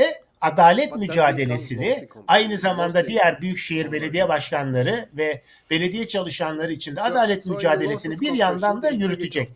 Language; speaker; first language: Turkish; native; Turkish